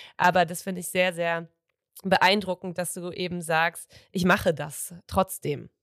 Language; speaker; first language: German; native; German